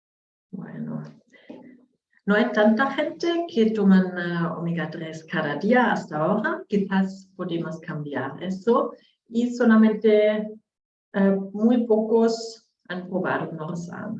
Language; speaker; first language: Spanish; non-native, learner; German